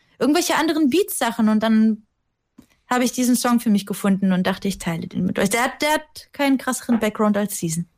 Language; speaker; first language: German; early bilingual, other home language; Russian